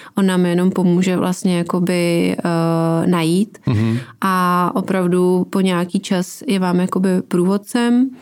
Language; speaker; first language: Czech; native; Czech